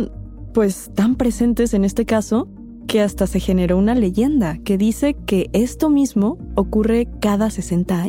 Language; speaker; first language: Spanish; native; Spanish